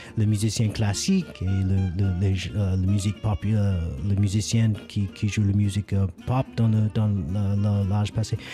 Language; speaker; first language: French; non-native, learner; English